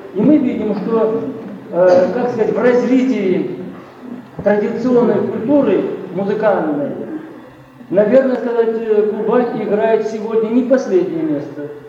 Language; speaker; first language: Russian; native; Russian